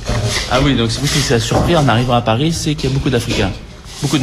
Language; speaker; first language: French; native; French